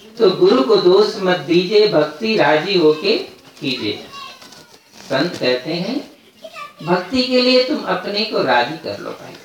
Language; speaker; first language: Hindi; native; Hindi